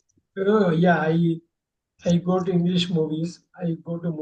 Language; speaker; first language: English; non-native, local second language; Tamil